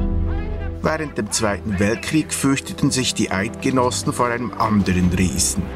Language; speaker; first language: German; native; German